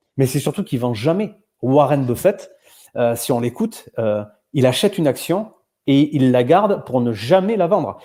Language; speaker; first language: French; native; French